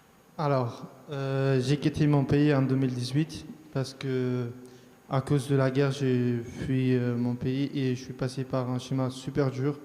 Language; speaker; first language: French; early bilingual, other home language; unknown